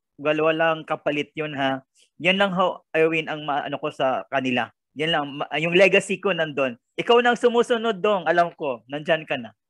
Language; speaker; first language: Filipino; non-native, local second language; Cebuano